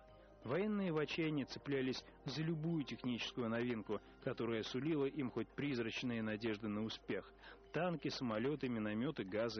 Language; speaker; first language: Russian; native; Russian